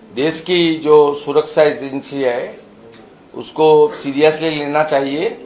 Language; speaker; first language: Hindi; non-native, local second language; Bangla